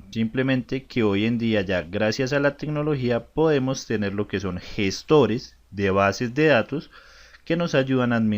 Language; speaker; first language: Spanish; native; Spanish